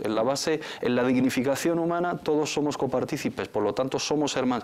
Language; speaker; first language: Spanish; native; Spanish